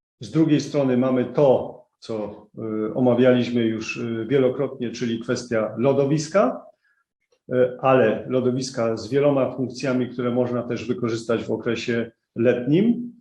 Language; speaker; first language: Polish; native; Polish